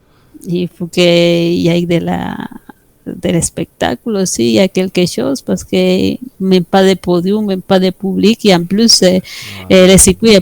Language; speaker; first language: French; non-native, fluent; Spanish